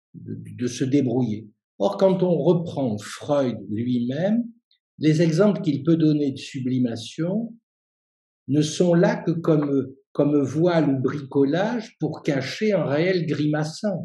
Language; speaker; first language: French; native; French